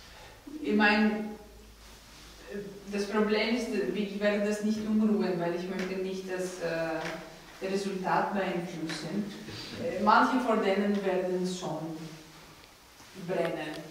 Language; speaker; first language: German; non-native, fluent; Greek